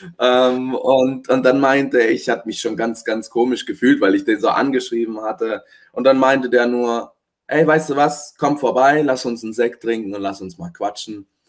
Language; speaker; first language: German; early bilingual, other home language; Italian